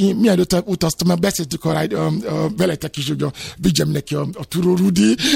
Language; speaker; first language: Hungarian; non-native, fluent; Yoruba